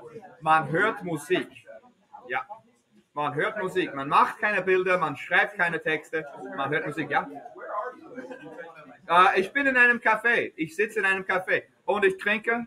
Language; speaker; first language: German; non-native, fluent; English